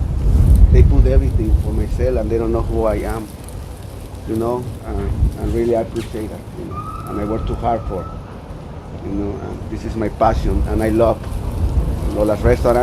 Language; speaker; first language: English; non-native, learner; Spanish